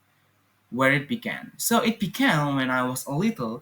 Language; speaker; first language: English; non-native, fluent; Indonesian